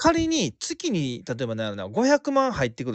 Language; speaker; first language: Japanese; native; Japanese